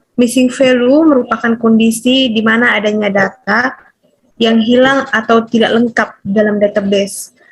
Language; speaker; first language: Indonesian; native; Indonesian